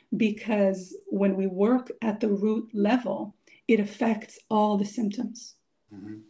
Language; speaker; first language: English; non-native, fluent; Hebrew